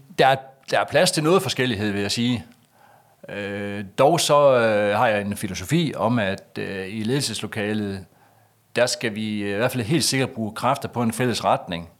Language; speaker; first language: Danish; native; Danish